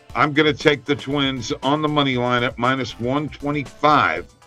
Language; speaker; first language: English; native; English